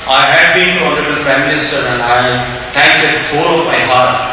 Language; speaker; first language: English; non-native, local second language; Hindi